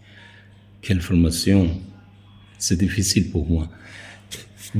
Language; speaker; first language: French; non-native, learner; Persian